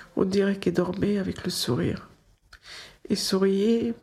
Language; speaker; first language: French; non-native, local second language; Arabic